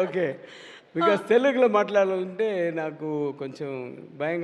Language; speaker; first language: Telugu; non-native, learner; Tamil